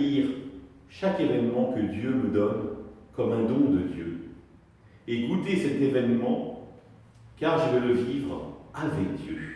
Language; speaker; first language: French; native; French